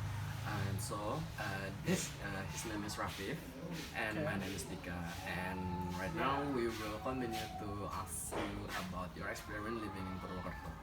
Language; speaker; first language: English; non-native, learner; Indonesian